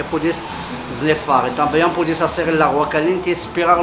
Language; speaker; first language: Spanish; non-native, learner; Arabic